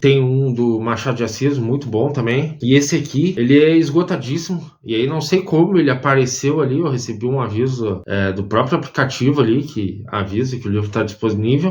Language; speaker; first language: Portuguese; native; Portuguese